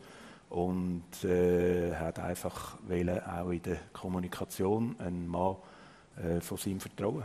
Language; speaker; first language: German; native; German